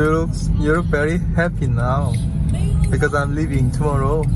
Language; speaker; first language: English; non-native, learner; Korean